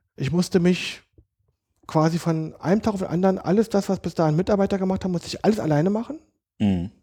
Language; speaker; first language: German; native; German